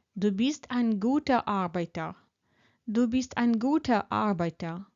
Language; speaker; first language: German; non-native, fluent; Ukrainian